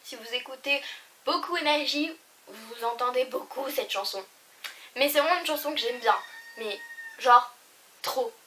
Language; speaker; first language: French; native; French